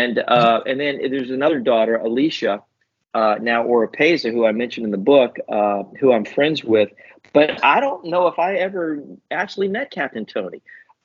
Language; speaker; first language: English; native; English